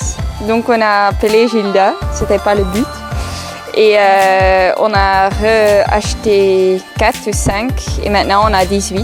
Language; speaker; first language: French; non-native, local second language; Dutch